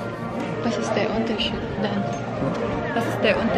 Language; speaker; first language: German; non-native, learner; Filipino